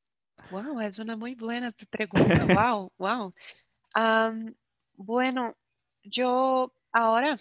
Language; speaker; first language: Spanish; non-native, fluent; Portuguese